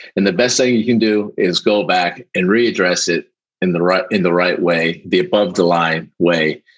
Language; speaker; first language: English; early bilingual, other home language; Polish